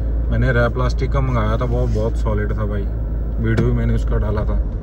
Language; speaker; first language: Hindi; non-native, local second language; Punjabi